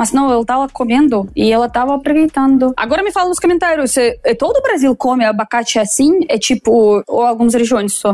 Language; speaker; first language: Portuguese; non-native, fluent; Russian